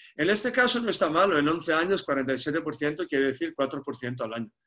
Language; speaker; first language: Spanish; non-native, fluent; Greek